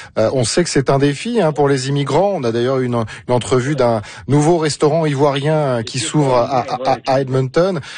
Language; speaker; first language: French; native; French